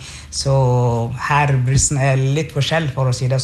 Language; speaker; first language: Norwegian; non-native, fluent; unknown